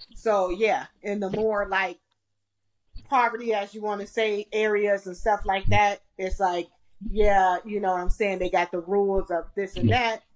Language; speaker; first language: English; native; English